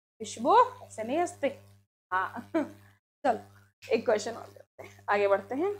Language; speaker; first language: Hindi; native; Hindi